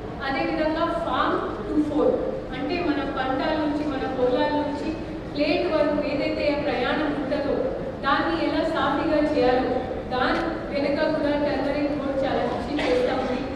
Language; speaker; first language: Telugu; non-native, fluent; Hindi